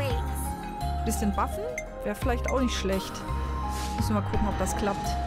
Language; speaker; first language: German; native; German